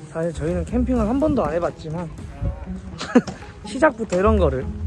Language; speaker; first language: Korean; native; Korean